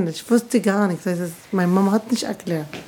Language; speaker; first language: German; non-native, learner; Arabic